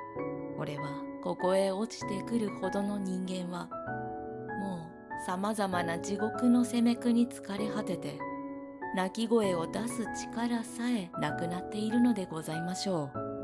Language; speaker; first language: Japanese; native; Japanese